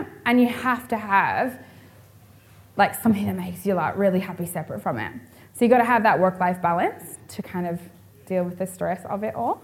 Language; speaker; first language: English; native; English